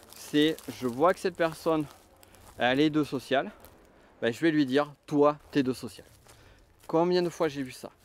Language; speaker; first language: French; native; French